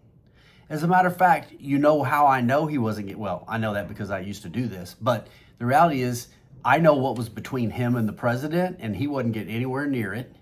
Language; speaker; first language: English; native; English